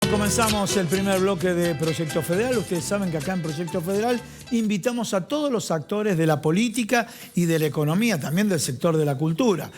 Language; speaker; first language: Spanish; native; Spanish